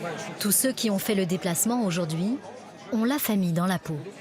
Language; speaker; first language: French; native; French